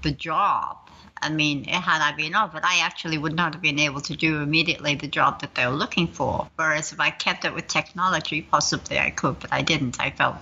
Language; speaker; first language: English; native; English